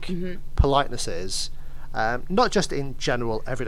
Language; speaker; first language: English; native; English